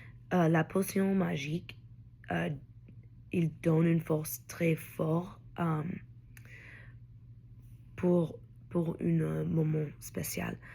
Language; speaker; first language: French; non-native, learner; English